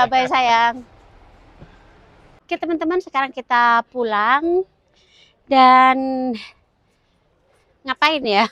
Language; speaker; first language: Indonesian; native; Indonesian